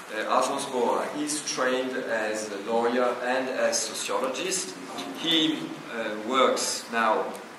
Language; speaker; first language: English; non-native, fluent; Portuguese